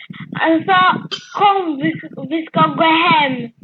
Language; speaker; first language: Swedish; early bilingual, other home language; French